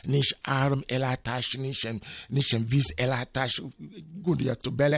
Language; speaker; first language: Hungarian; non-native, fluent; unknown